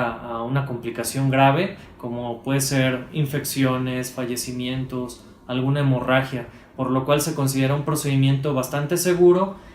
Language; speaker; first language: Spanish; native; Spanish